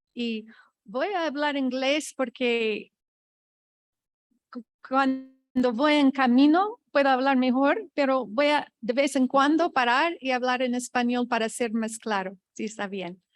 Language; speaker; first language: Spanish; non-native, fluent; English